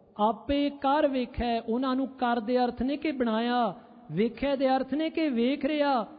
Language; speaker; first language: Punjabi; early bilingual, heritage; Punjabi